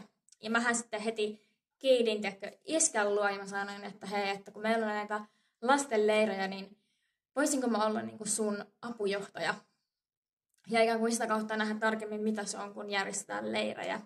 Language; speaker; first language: Finnish; native; Finnish